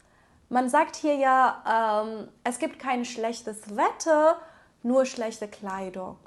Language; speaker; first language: German; non-native, fluent; Persian